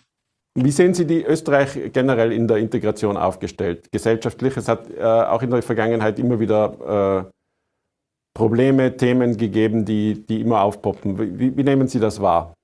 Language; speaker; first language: German; native; German